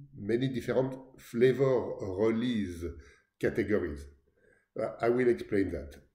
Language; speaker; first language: English; non-native, fluent; French